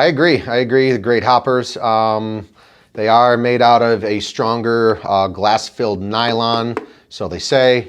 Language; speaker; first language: English; native; English